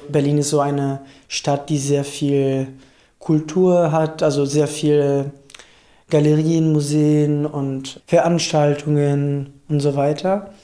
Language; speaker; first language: German; non-native, fluent; Italian